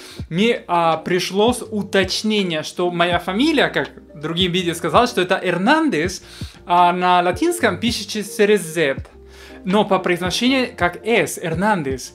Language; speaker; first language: Russian; non-native, fluent; Spanish